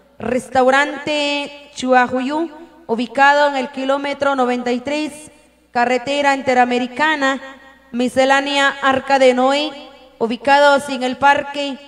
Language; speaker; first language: Spanish; native; Spanish